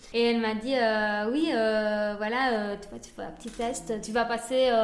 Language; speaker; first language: French; early bilingual, other home language; Spanish